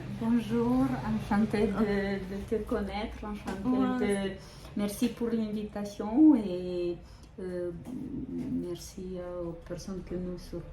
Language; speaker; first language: French; non-native, fluent; Ukrainian